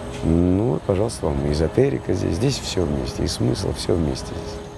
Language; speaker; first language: Russian; native; Russian